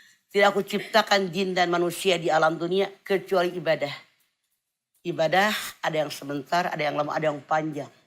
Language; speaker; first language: Indonesian; native; Indonesian